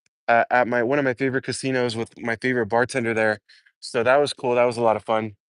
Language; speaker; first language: English; native; English